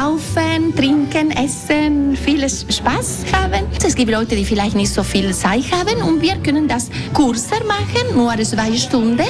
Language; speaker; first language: German; non-native, local second language; Italian